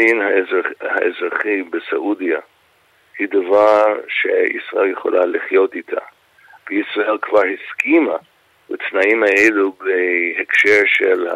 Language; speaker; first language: Hebrew; non-native, fluent; English